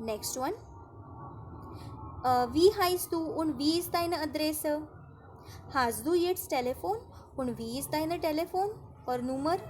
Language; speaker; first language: German; non-native, fluent; Marathi